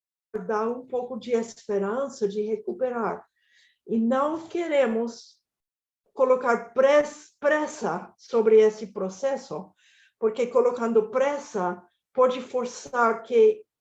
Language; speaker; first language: Portuguese; non-native, fluent; Spanish